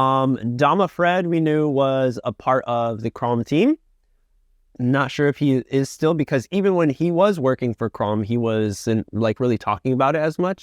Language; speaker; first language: English; native; English